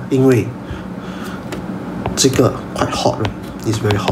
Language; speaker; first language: English; non-native, local second language; Chinese